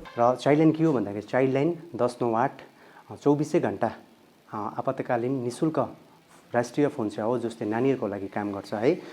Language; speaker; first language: Nepali; native; Nepali